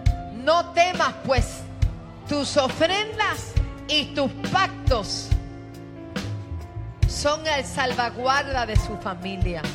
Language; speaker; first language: Spanish; native; Spanish